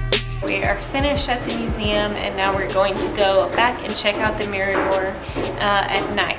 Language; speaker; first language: English; native; English